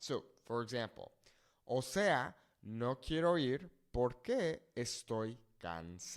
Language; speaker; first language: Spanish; non-native, fluent; English